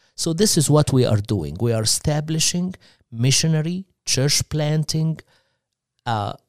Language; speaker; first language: English; non-native, fluent; Arabic